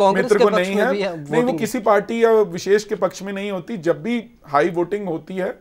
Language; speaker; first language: Hindi; native; Hindi